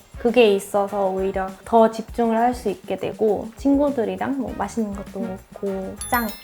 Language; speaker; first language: Korean; early bilingual, heritage; Korean